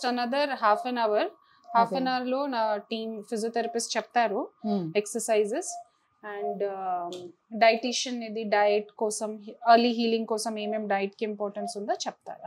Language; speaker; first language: Telugu; non-native, local second language; Hindi